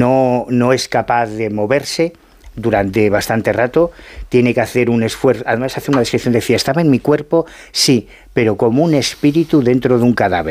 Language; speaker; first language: Spanish; native; Spanish